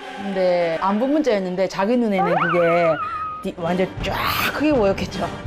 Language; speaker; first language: Korean; native; Korean